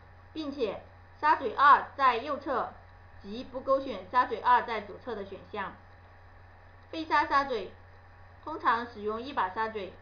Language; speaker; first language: Chinese; native; Chinese